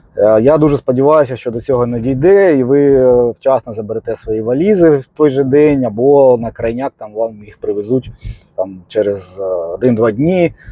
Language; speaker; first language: Ukrainian; non-native, local second language; Russian